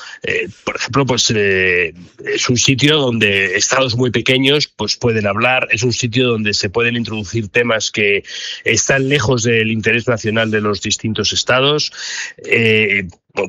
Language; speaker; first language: Spanish; native; Spanish